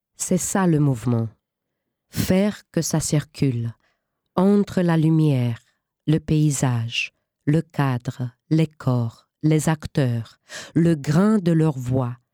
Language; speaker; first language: French; non-native, fluent; Romanian